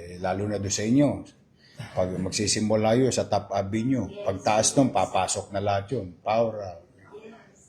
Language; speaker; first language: Filipino; native; Filipino